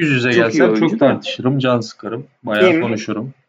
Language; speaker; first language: Turkish; native; Turkish